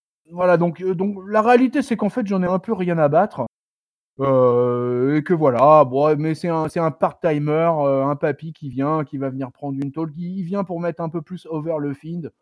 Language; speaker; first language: French; native; French